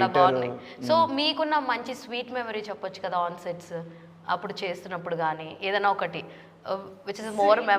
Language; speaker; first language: Telugu; native; Telugu